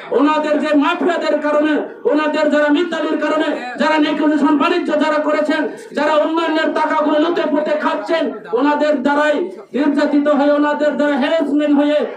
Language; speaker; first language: Bangla; non-native, local second language; Kok Borok